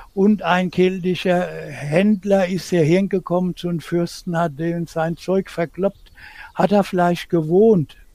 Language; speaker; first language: German; native; German